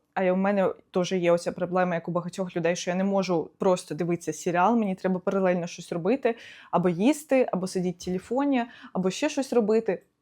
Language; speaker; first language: Ukrainian; non-native, local second language; Russian